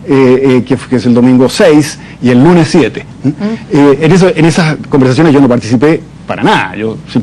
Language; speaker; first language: Spanish; native; Spanish